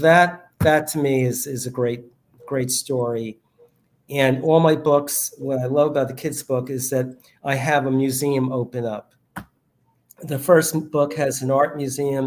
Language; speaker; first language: English; native; English